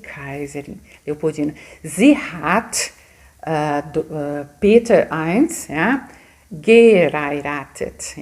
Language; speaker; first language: German; non-native, fluent; Portuguese